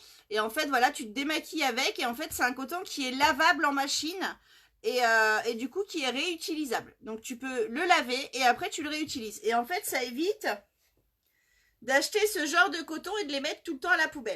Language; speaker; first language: French; native; French